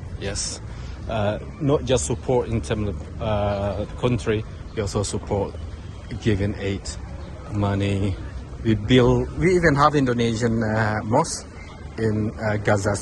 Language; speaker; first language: English; non-native, learner; Indonesian